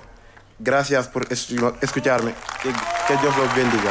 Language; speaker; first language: Spanish; non-native, learner; Wolof